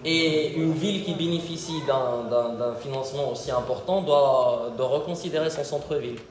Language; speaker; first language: French; non-native, local second language; Arabic